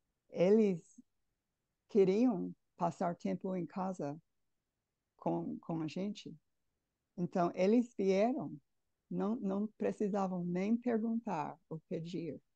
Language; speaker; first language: Portuguese; non-native, fluent; English